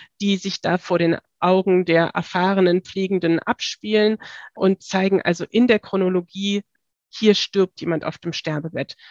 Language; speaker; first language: German; native; German